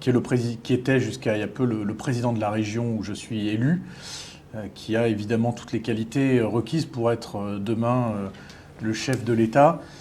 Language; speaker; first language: French; native; French